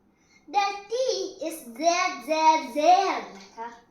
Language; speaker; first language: German; non-native, learner; Malayalam